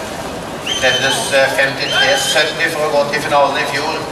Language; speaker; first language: Norwegian; native; Norwegian